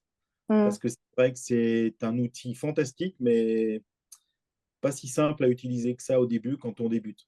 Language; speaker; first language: French; native; French